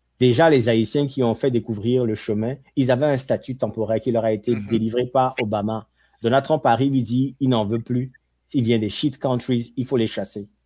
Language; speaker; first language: French; non-native, local second language; Ewe